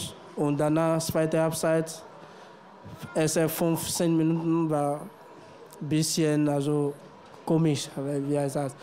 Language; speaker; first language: German; non-native, learner; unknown